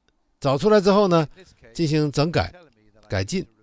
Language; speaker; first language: Chinese; native; Chinese